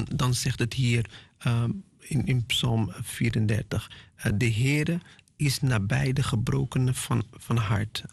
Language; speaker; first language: Dutch; non-native, fluent; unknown